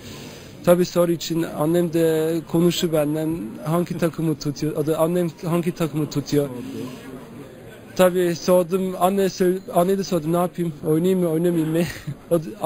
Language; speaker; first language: Turkish; early bilingual, heritage; Turkish